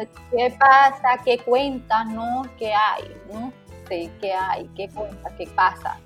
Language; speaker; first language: Spanish; native; Spanish